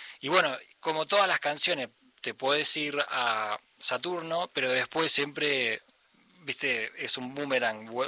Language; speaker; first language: Spanish; native; Spanish